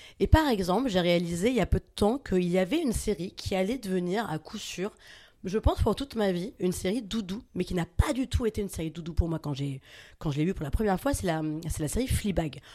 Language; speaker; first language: French; native; French